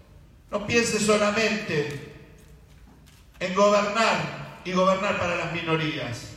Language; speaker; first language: Spanish; native; Spanish